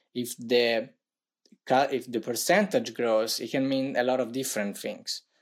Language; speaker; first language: English; non-native, fluent; Italian